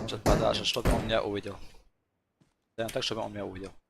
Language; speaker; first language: Russian; non-native, local second language; Tajik